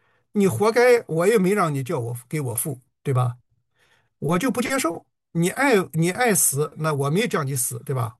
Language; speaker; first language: Chinese; native; Chinese